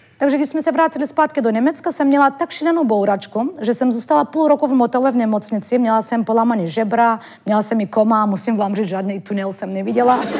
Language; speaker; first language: Czech; non-native, fluent; Turkish